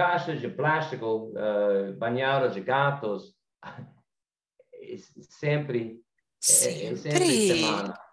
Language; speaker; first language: Portuguese; non-native, learner; English